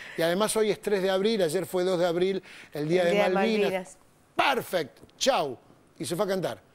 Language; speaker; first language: Spanish; native; Spanish